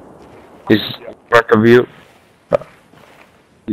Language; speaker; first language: English; non-native, learner; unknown